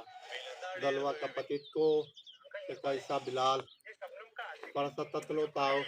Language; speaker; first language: Filipino; non-native, learner; Urdu